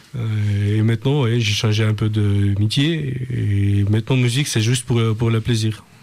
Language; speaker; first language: French; non-native, learner; Russian